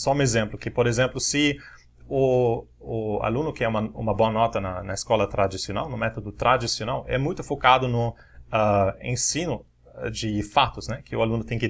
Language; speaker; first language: Portuguese; non-native, fluent; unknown